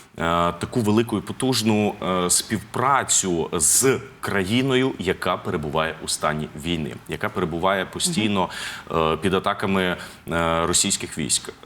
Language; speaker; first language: Ukrainian; native; Ukrainian